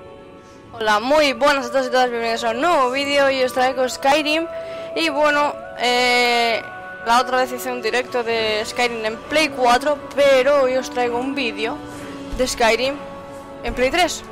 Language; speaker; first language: Spanish; native; Spanish